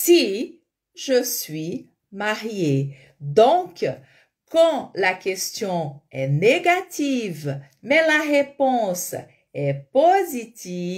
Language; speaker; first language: French; non-native, fluent; Portuguese